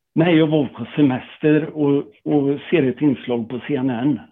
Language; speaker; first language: Swedish; native; Swedish